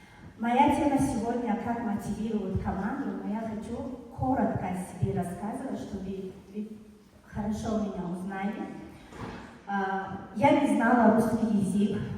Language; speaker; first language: Russian; non-native, fluent; Tajik